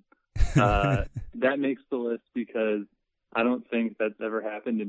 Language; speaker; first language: English; native; English